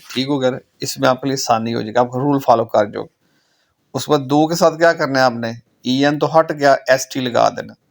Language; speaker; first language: Urdu; non-native, local second language; Punjabi